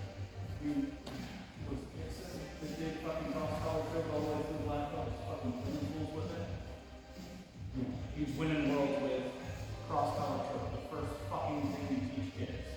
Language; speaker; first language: English; native; English